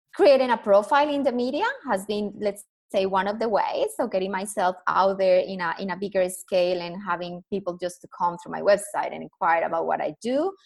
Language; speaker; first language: English; non-native, fluent; Spanish